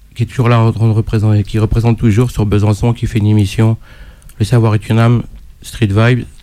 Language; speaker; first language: French; native; French